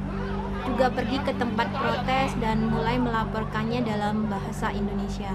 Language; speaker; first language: Indonesian; native; Indonesian